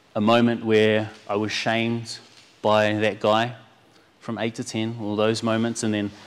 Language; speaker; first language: English; native; English